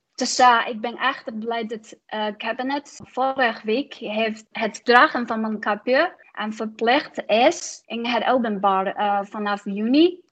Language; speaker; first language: Dutch; non-native, learner; Chinese